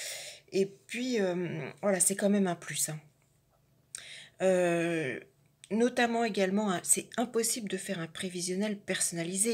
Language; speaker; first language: French; native; French